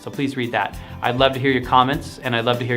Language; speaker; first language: English; native; English